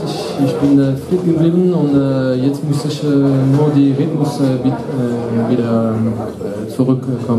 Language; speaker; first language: German; non-native, fluent; French